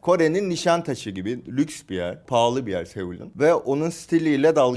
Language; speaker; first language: Turkish; non-native, fluent; Korean